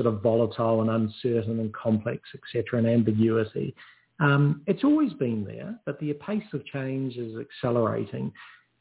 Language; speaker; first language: English; native; English